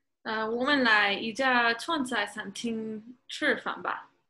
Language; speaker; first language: Chinese; non-native, learner; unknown